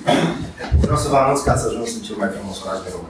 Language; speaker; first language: Romanian; native; Romanian